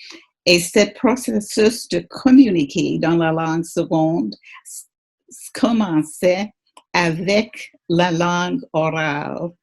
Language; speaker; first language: French; non-native, fluent; English